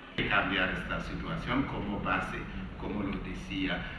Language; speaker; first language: Spanish; non-native, fluent; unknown